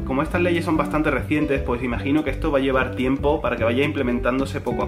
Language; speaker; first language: Spanish; native; Spanish